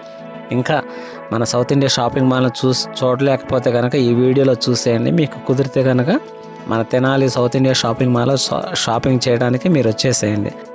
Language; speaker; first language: Telugu; native; Telugu